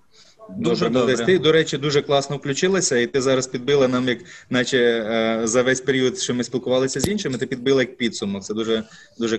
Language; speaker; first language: Ukrainian; native; Ukrainian